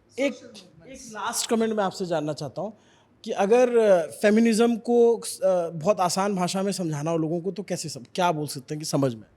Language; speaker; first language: Hindi; native; Hindi